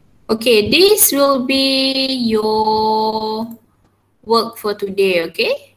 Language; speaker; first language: English; non-native, local second language; Malay